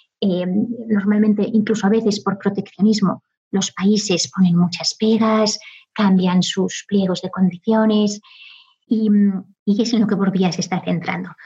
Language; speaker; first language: Spanish; native; Spanish